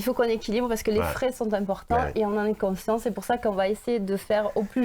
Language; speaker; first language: French; native; French